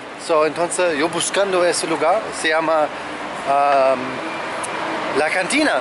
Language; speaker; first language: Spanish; non-native, learner; German